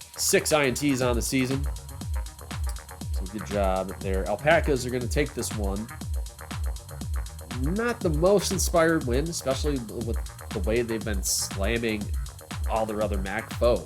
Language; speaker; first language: English; native; English